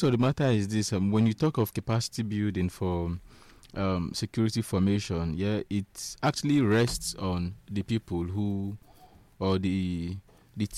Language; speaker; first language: English; non-native, local second language; Igbo